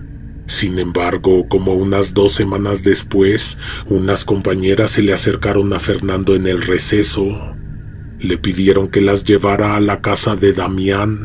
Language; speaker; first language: Spanish; native; Spanish